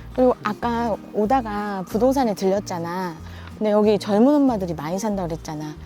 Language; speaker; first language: Korean; native; Korean